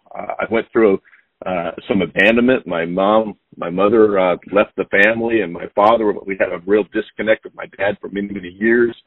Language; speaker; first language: English; native; English